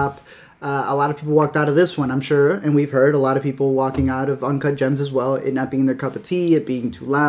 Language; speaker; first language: English; native; English